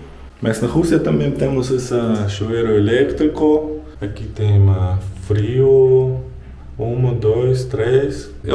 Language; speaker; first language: Portuguese; non-native, learner; Russian